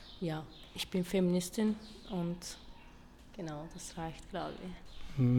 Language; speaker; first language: German; non-native, fluent; Turkish